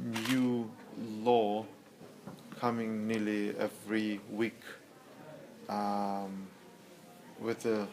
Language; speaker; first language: English; non-native, learner; Russian